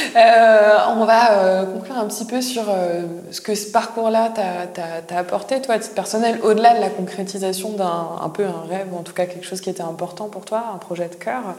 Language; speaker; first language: French; native; French